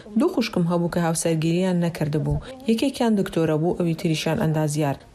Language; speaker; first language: Central Kurdish; non-native, local second language; Arabic